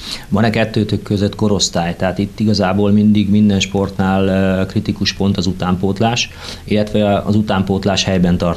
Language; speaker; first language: Hungarian; native; Hungarian